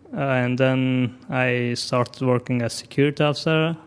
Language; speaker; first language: English; non-native, fluent; Persian